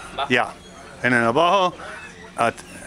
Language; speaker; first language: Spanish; non-native, learner; English